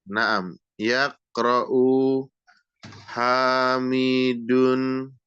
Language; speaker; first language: Arabic; non-native, fluent; Indonesian